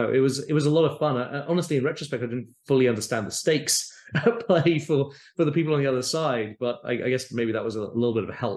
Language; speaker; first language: English; native; English